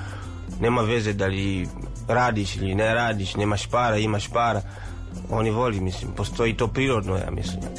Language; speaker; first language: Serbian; non-native, fluent; Swahili